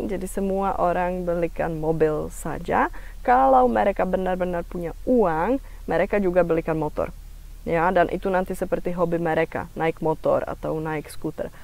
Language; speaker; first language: Indonesian; non-native, fluent; Czech